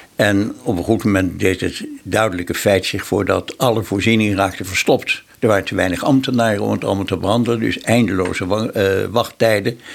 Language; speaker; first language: Dutch; native; Dutch